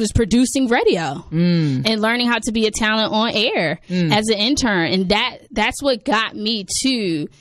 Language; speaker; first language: English; native; English